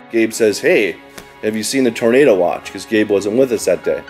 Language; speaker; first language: English; native; English